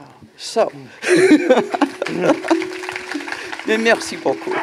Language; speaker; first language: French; non-native, learner; English